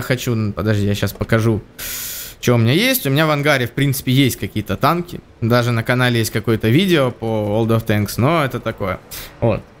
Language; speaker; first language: Russian; native; Russian